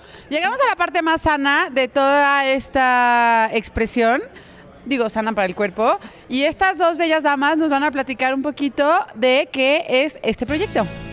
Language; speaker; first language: Spanish; native; Spanish